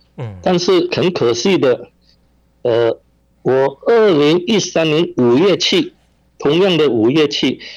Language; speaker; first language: Chinese; non-native, local second language; Min Nan Chinese